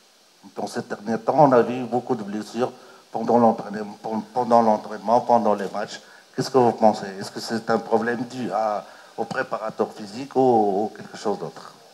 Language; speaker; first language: French; non-native, local second language; Arabic